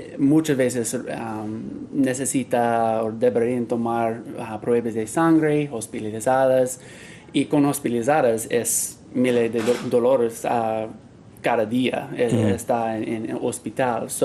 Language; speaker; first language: Spanish; non-native, learner; English